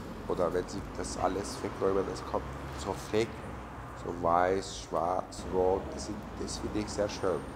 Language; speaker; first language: German; non-native, fluent; Turkish